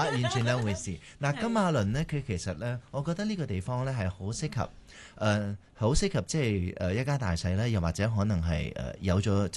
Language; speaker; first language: Cantonese; early bilingual, heritage; Cantonese